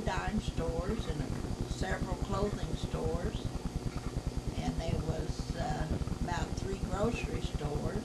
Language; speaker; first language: English; native; English